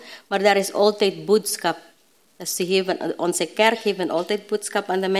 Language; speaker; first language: Dutch; non-native, learner; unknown